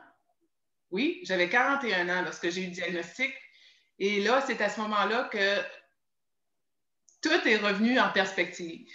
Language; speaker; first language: French; native; French